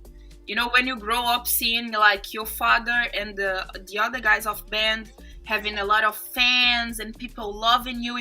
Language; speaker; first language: English; non-native, fluent; Portuguese